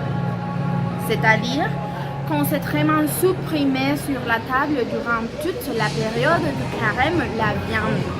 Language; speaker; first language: French; non-native, learner; Spanish